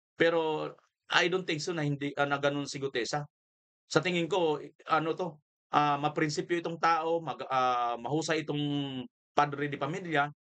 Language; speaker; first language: Filipino; non-native, local second language; Waray